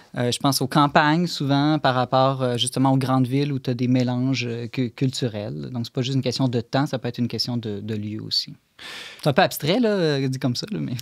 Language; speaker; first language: French; native; French